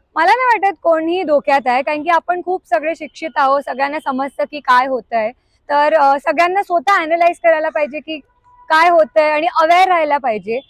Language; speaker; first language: Marathi; non-native, local second language; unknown